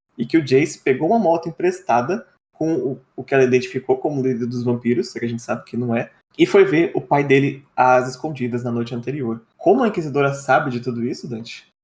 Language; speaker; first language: Portuguese; native; Portuguese